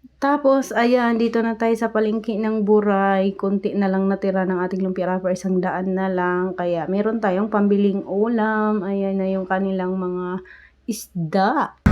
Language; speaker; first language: Filipino; non-native, local second language; Waray